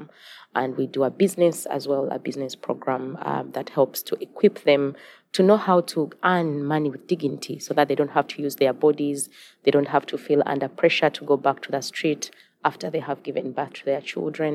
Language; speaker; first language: English; non-native, local second language; Ganda